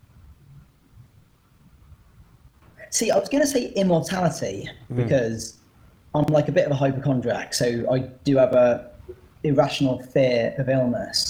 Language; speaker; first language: English; native; English